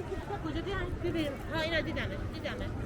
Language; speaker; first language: Persian; native; Persian